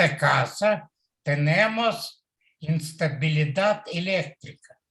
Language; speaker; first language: Spanish; non-native, learner; Russian